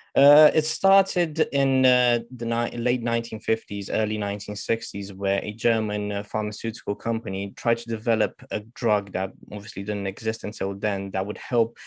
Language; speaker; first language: English; non-native, fluent; Romanian